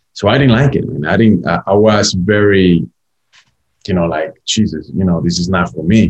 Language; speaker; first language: English; non-native, fluent; Spanish